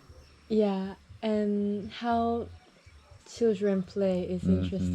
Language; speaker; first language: English; non-native, fluent; Japanese